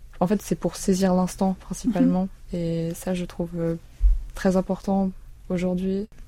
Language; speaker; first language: French; early bilingual, other home language; Korean